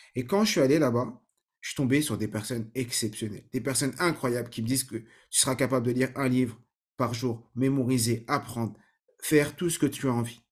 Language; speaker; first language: French; native; French